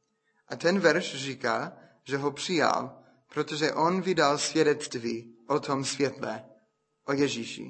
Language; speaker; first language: Czech; non-native, fluent; English